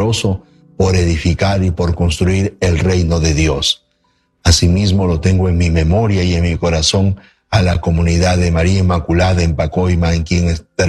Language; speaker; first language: Spanish; native; Spanish